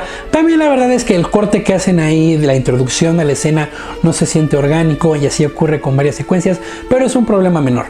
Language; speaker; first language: Spanish; native; Spanish